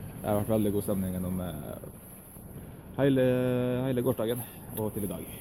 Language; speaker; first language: Norwegian; native; Norwegian